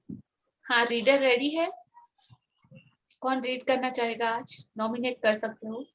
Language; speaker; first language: Hindi; native; Hindi